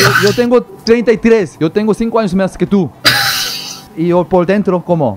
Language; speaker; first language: Spanish; non-native, fluent; Korean